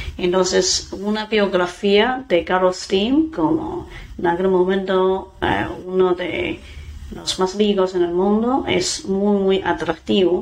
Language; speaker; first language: Spanish; non-native, fluent; Chinese